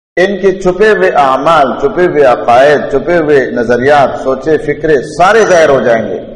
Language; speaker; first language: Urdu; non-native, local second language; Pashto